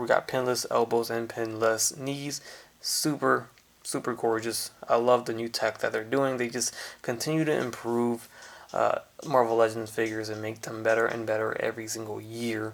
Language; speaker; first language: English; native; English